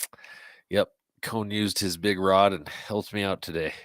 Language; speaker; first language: English; native; English